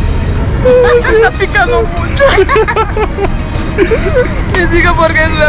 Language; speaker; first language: Spanish; non-native, fluent; Portuguese